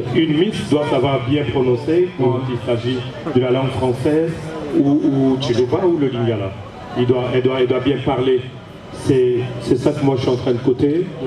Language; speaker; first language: French; non-native, local second language; Lingala